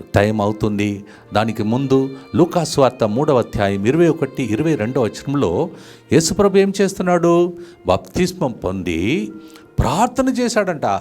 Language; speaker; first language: Telugu; non-native, fluent; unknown